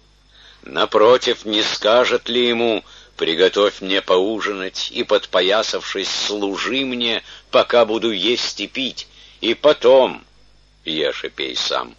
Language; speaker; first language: Russian; native; Russian